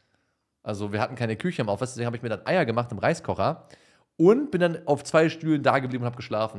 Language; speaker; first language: German; native; German